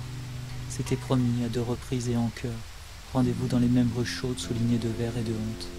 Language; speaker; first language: French; native; French